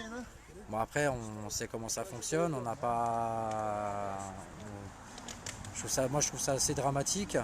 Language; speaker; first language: French; native; French